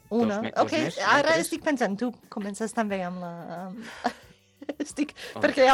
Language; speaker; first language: Catalan; non-native, learner; English